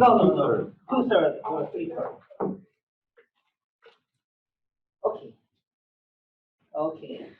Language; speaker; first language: English; non-native, learner; Korean